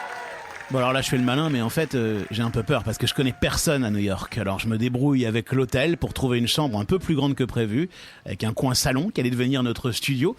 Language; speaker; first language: French; native; French